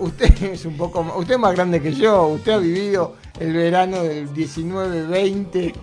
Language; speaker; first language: Spanish; native; Spanish